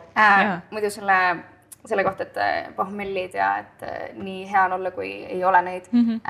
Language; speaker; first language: Estonian; native; Estonian